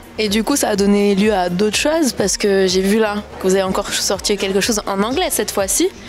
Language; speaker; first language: French; native; French